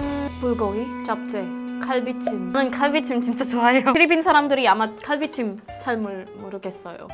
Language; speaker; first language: Korean; non-native, learner; Filipino